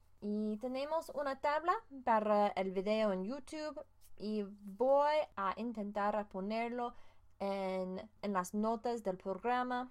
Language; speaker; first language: Spanish; non-native, fluent; English